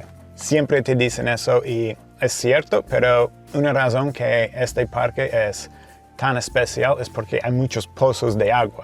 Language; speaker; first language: Spanish; non-native, fluent; English